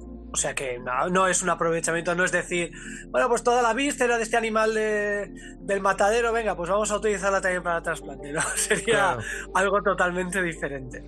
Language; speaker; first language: Spanish; native; Spanish